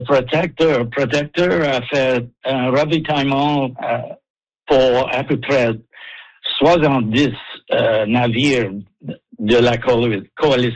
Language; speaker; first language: French; non-native, learner; English